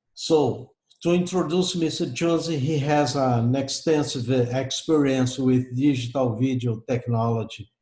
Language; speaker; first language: English; non-native, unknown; Portuguese